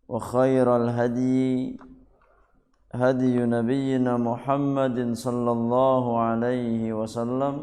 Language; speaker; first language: Arabic; non-native, fluent; Indonesian